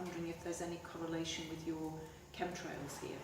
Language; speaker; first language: English; native; English